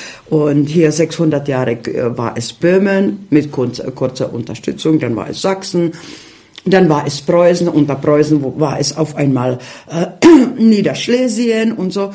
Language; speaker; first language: German; early bilingual, heritage; German